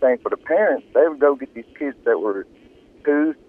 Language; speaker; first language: English; early bilingual, other home language; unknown